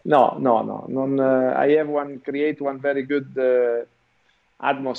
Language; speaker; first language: English; non-native, learner; Italian